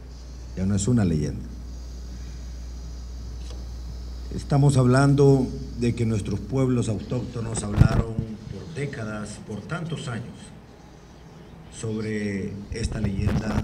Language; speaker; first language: Spanish; native; Spanish